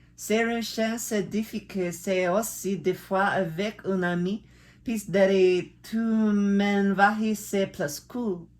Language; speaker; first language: French; non-native, learner; English